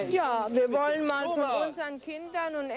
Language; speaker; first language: German; native; German